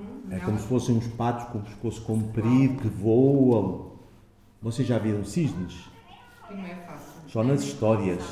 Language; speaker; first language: Portuguese; native; Portuguese